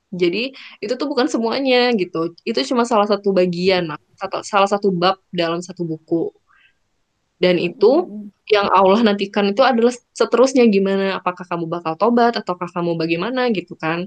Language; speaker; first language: Indonesian; native; Indonesian